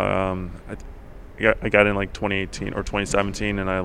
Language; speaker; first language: English; early bilingual, other home language; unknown